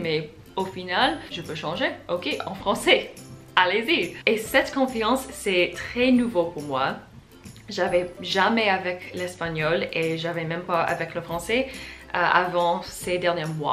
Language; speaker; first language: French; non-native, fluent; English